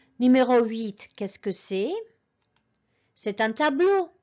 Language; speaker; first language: French; non-native, fluent; English